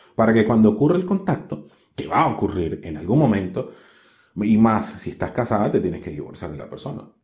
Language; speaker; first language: Spanish; native; Spanish